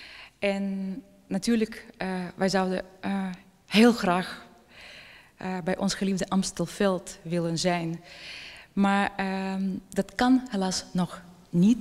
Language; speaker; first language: Dutch; non-native, fluent; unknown